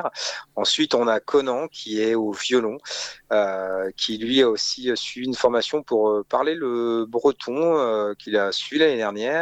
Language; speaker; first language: French; native; French